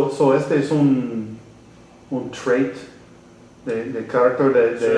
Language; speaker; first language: Spanish; non-native, learner; English